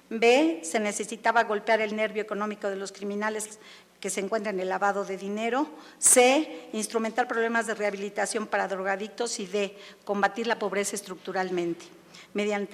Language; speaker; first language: Spanish; native; Spanish